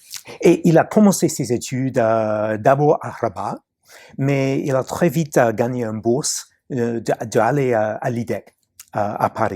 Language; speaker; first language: French; non-native, fluent; English